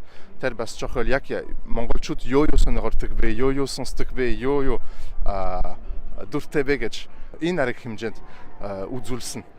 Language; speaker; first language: Mongolian; non-native, fluent; French